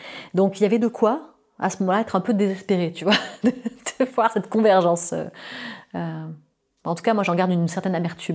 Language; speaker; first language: French; native; French